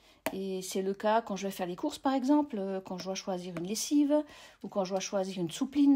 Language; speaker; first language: French; native; French